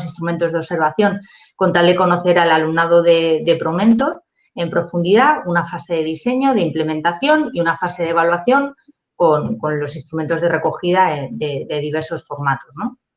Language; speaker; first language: Spanish; native; Spanish